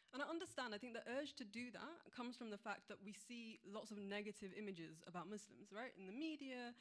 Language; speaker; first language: English; native; English